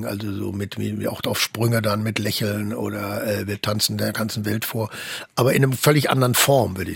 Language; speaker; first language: German; native; German